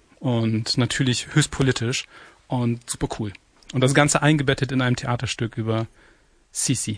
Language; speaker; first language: German; native; German